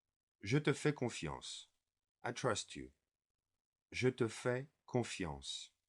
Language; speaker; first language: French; non-native, fluent; English